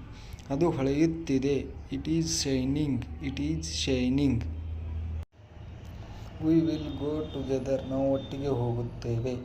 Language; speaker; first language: Kannada; native; Kannada